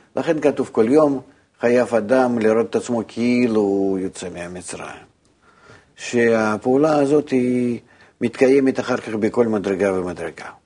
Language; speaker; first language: Hebrew; non-native, fluent; Russian